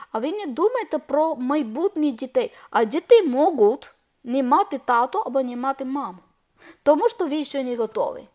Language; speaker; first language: Ukrainian; non-native, learner; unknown